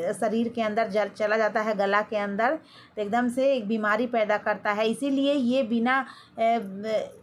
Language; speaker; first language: Hindi; native; Hindi